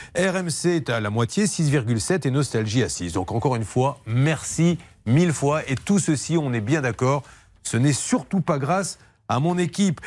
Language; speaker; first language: French; native; French